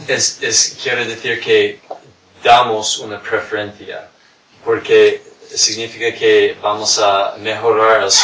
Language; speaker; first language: Spanish; non-native, fluent; English